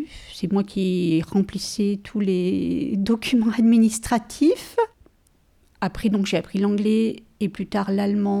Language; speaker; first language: French; early bilingual, other home language; Portuguese